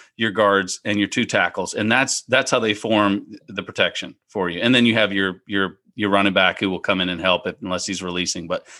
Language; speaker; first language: English; native; English